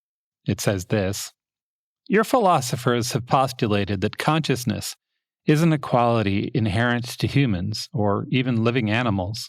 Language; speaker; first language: English; native; English